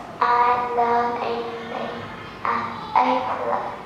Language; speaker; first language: English; non-native, learner; Vietnamese